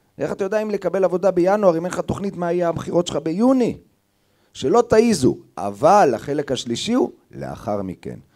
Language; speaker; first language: Hebrew; native; Hebrew